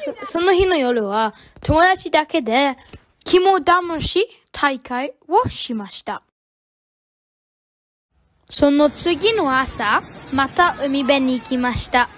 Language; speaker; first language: Japanese; non-native, fluent; English